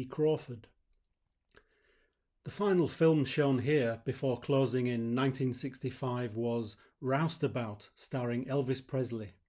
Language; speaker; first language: English; native; English